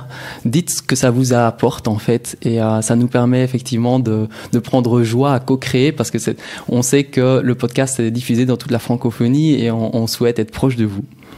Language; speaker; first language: French; native; French